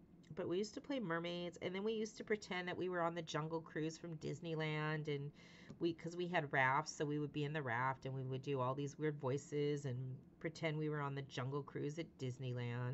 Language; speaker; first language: English; native; English